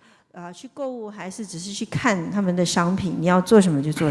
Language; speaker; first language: Chinese; native; Chinese